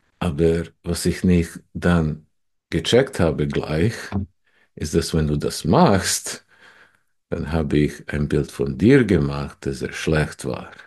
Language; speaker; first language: German; non-native, fluent; English